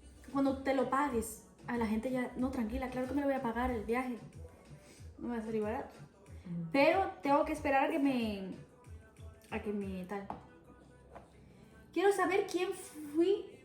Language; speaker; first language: Spanish; early bilingual, other home language; Portuguese